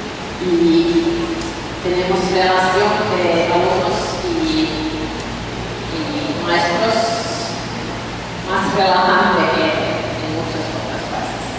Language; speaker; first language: Spanish; non-native, learner; Finnish